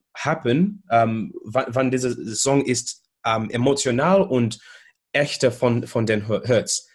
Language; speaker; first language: German; non-native, learner; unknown